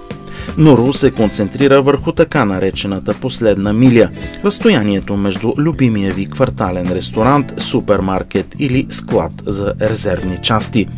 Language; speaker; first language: Bulgarian; native; Bulgarian